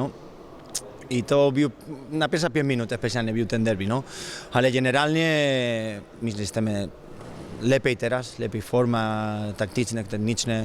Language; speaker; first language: Polish; non-native, learner; Spanish